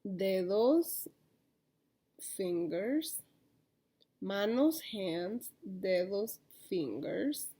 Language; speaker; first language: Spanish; early bilingual, heritage; Spanish